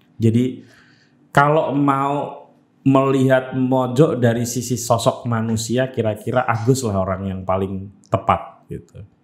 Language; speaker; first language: Indonesian; native; Indonesian